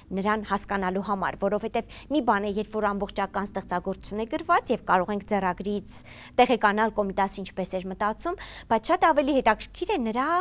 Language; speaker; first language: Armenian; native; Armenian